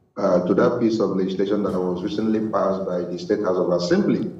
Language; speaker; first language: English; non-native, local second language; Igbo